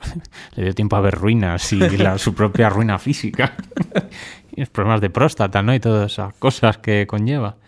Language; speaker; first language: Spanish; native; Spanish